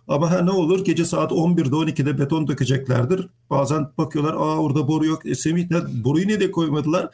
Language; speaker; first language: Turkish; native; Turkish